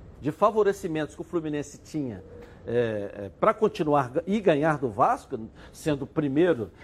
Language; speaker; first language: Portuguese; native; Portuguese